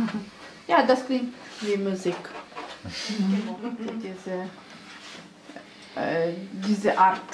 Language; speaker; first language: German; non-native, fluent; Russian